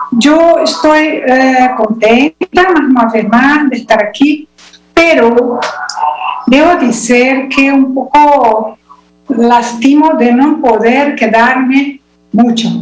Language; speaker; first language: Spanish; non-native, learner; Portuguese